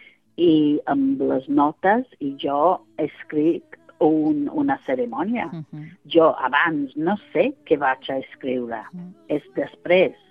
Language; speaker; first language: Catalan; non-native, fluent; English